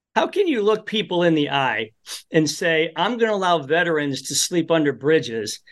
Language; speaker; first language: English; early bilingual, other home language; Polish